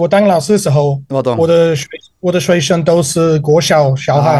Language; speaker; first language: Chinese; non-native, learner; English